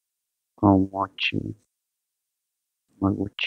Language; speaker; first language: Japanese; non-native, learner; Spanish